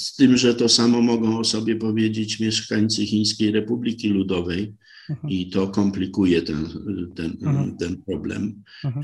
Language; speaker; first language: Polish; native; Polish